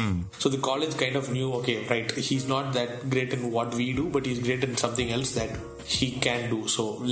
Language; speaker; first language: English; non-native, local second language; Tamil